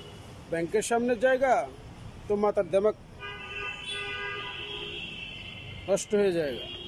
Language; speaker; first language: Hindi; non-native, learner; Bangla